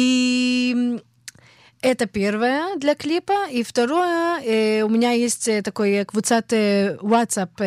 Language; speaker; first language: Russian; early bilingual, heritage; Russian